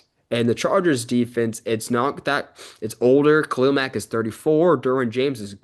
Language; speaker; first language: English; native; English